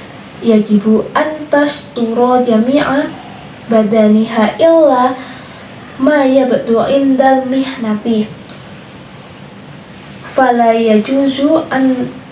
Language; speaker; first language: Arabic; non-native, learner; Indonesian